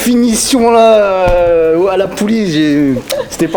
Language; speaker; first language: French; native; French